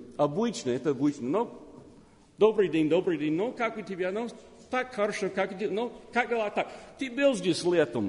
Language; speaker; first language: Russian; non-native, learner; English